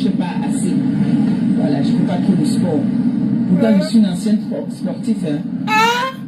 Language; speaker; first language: French; non-native, local second language; Lingala